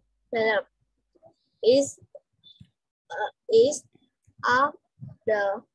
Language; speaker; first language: English; non-native, learner; Vietnamese